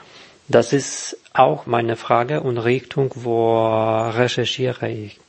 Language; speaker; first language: German; non-native, learner; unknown